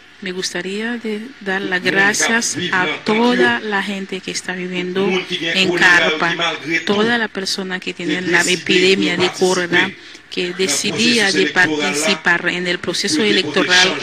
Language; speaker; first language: Spanish; non-native, learner; Haitian Creole